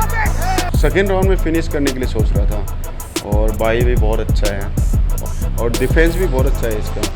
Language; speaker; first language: Hindi; non-native, local second language; Manipuri